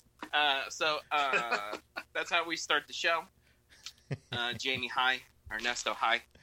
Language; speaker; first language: English; early bilingual, other home language; Spanish